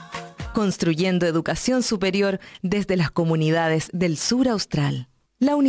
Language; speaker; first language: Spanish; native; Spanish